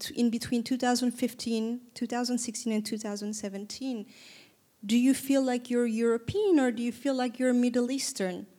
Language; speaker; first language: English; non-native, fluent; Turkish